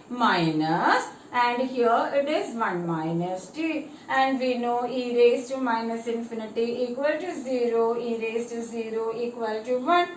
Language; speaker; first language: English; non-native, local second language; Malayalam